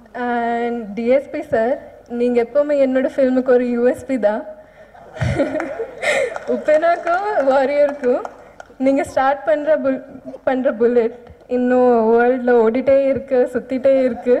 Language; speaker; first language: Tamil; non-native, learner; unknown